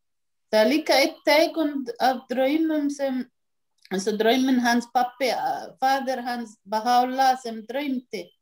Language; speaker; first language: Icelandic; non-native, learner; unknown